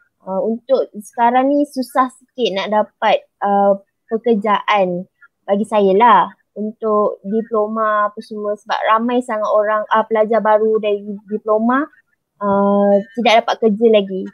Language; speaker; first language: Malay; native; Malay